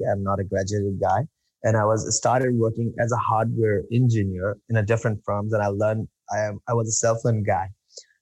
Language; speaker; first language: English; non-native, local second language; Urdu